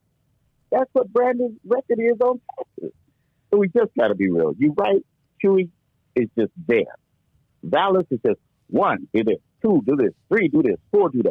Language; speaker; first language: English; native; English